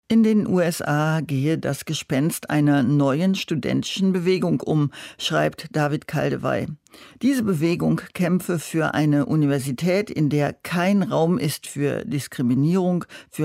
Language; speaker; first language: German; native; German